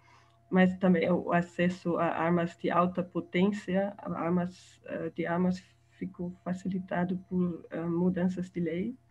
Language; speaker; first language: Portuguese; non-native, fluent; German